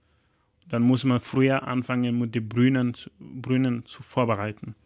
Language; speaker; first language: German; non-native, learner; Fula